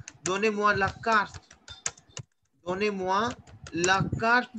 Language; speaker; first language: French; non-native, learner; Hindi